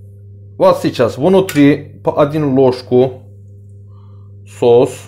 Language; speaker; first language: Russian; non-native, learner; Turkish